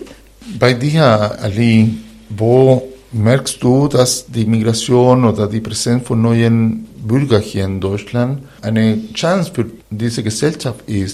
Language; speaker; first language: German; non-native, fluent; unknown